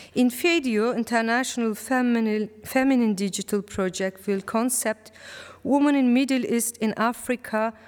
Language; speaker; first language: English; non-native, learner; Turkish